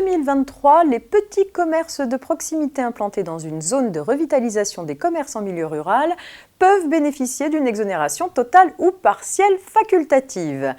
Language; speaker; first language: French; native; French